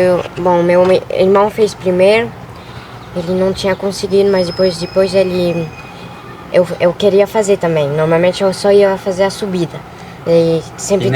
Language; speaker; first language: Portuguese; early bilingual, other home language; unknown